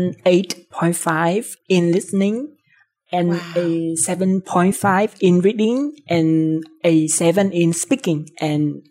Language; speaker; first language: English; non-native, fluent; Vietnamese